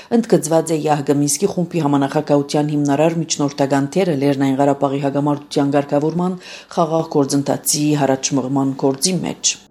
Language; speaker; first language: Armenian; early bilingual, heritage; Armenian